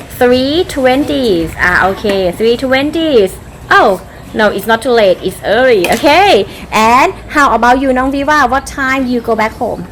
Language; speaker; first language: English; non-native, fluent; Thai